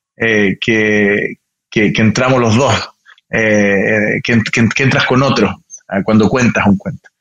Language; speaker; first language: Spanish; native; Spanish